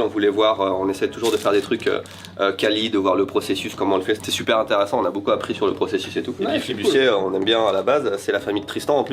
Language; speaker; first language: French; native; French